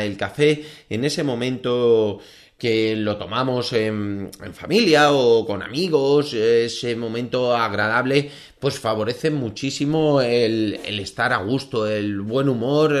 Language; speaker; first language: Spanish; native; Spanish